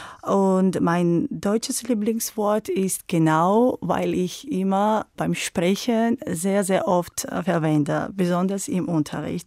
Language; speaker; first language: German; non-native, fluent; Georgian